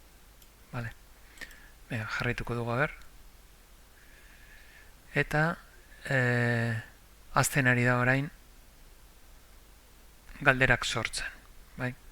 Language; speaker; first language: Basque; non-native, local second language; Spanish